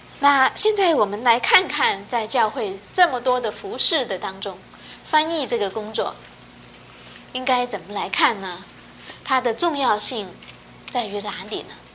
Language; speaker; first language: Chinese; non-native, local second language; Cantonese